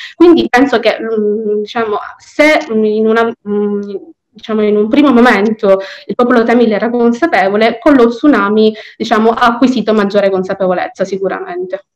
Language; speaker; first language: Italian; native; Italian